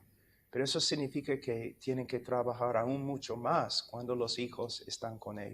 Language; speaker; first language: Spanish; non-native, fluent; English